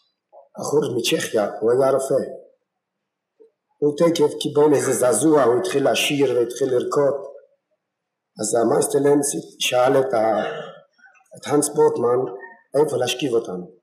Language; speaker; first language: Hebrew; non-native, fluent; Yiddish